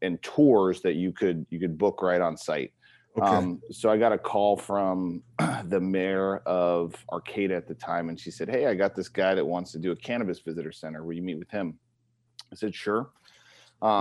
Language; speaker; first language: English; native; English